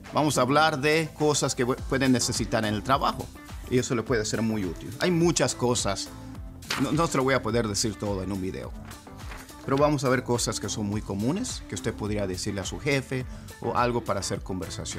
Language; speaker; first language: Spanish; native; Spanish